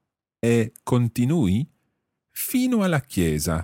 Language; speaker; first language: Italian; non-native, fluent; English